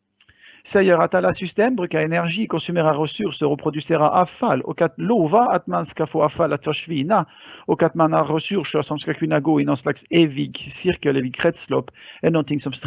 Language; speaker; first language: Swedish; non-native, fluent; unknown